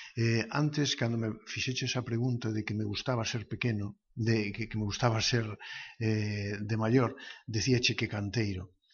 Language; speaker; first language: Galician; native; Galician